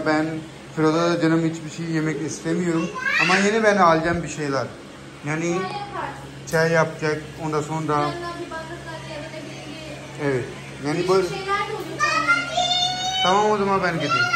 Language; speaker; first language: Turkish; non-native, learner; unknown